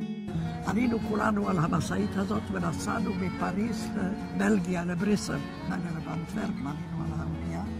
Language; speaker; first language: Hebrew; non-native, fluent; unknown